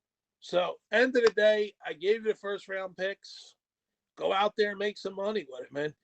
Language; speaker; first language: English; native; English